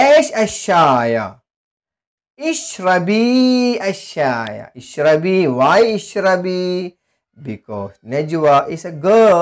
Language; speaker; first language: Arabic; non-native, fluent; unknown